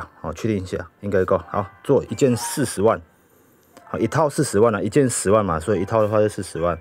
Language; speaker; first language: Chinese; native; Chinese